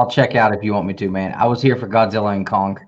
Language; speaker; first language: English; native; English